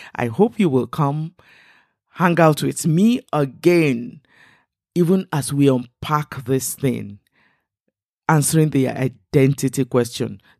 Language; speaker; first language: English; non-native, local second language; Igbo